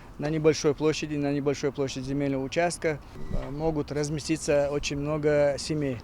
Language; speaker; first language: Russian; non-native, local second language; Chechen